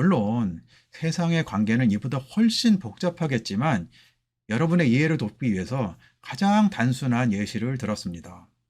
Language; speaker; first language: Korean; native; Korean